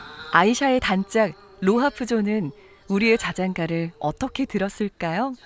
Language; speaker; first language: Korean; native; Korean